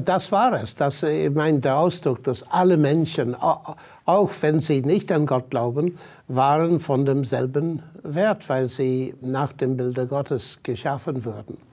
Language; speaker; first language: German; non-native, fluent; English